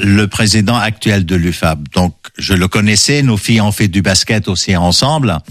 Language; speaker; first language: French; non-native, local second language; Arabic